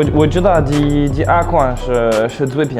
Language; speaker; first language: Chinese; non-native, learner; French